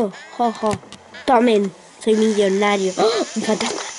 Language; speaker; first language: Spanish; native; Spanish